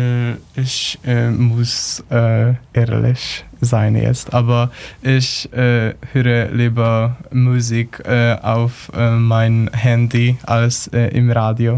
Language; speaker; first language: German; non-native, learner; Polish